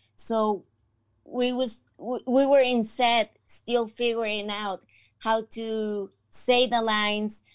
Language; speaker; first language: English; non-native, fluent; Spanish